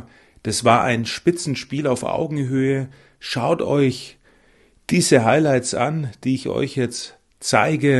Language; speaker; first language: German; native; German